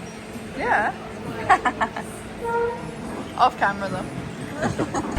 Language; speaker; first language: English; native; English